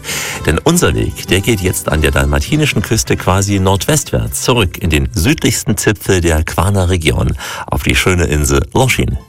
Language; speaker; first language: German; native; German